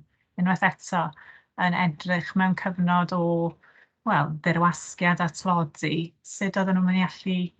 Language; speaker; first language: Welsh; native; Welsh